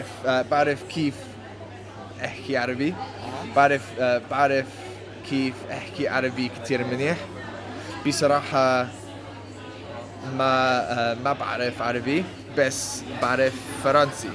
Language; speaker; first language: Arabic; non-native, learner; English